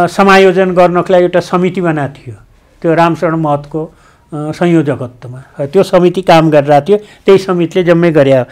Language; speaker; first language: Nepali; native; Nepali